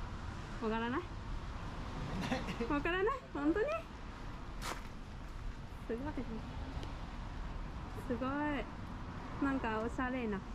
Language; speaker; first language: Japanese; non-native, learner; Vietnamese